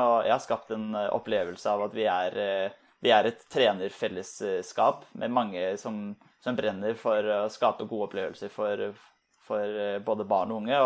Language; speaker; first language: Norwegian; native; Norwegian